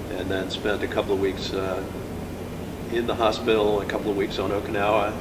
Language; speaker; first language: English; native; English